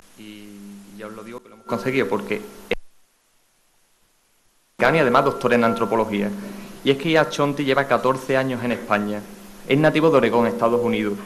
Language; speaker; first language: Spanish; native; Spanish